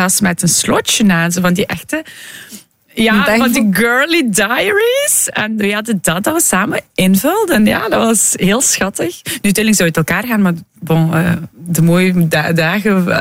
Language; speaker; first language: Dutch; non-native, fluent; Russian